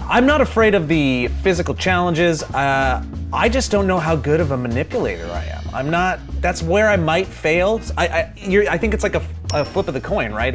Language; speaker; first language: English; native; English